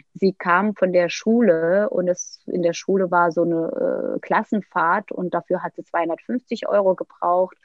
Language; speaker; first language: German; non-native, fluent; Turkish